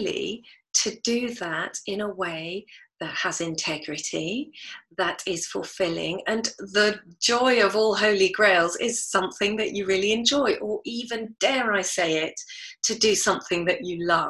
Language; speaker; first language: English; native; English